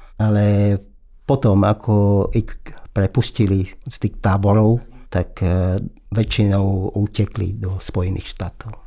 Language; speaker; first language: Slovak; non-native, fluent; Vietnamese